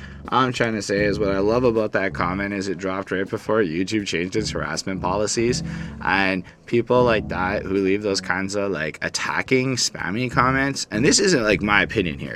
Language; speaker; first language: English; native; English